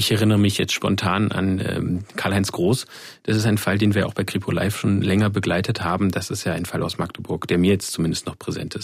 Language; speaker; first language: German; native; German